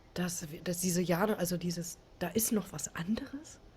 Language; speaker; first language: German; native; German